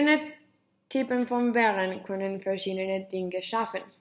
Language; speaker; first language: German; non-native, learner; Spanish